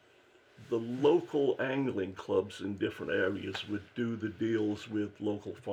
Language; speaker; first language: English; native; English